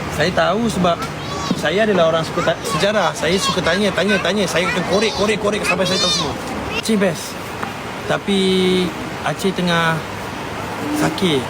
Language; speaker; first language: Malay; native; Malay